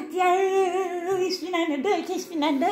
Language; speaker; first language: German; non-native, local second language; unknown